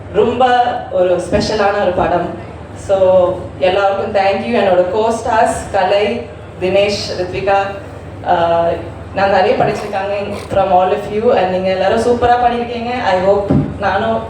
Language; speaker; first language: Tamil; non-native, learner; Malayalam